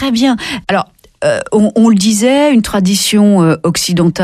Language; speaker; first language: French; native; French